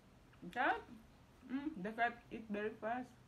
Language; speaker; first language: English; non-native, learner; Filipino